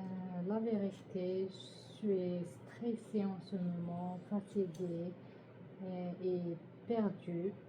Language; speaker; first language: French; non-native, learner; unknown